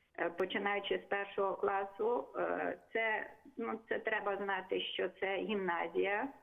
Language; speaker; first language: Ukrainian; non-native, local second language; Hungarian